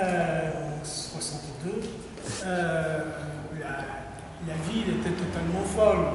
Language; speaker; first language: French; native; French